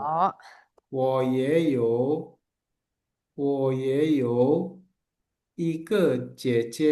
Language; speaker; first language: Chinese; non-native, learner; Indonesian